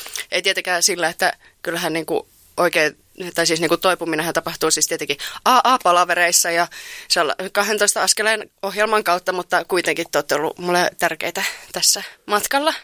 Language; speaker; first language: Finnish; native; Finnish